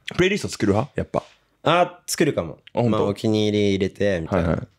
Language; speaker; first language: Japanese; native; Japanese